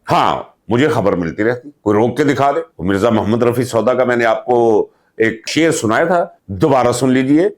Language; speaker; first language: Urdu; non-native, local second language; Punjabi